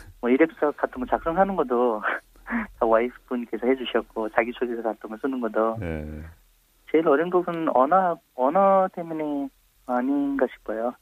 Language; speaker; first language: Korean; non-native, fluent; Nepali